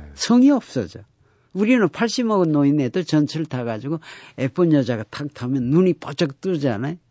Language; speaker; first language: Korean; native; Korean